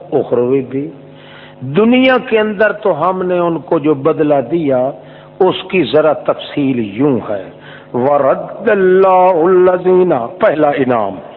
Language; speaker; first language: Urdu; non-native, local second language; Saraiki